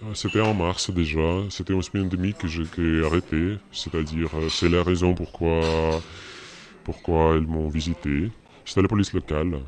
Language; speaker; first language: French; non-native, fluent; Russian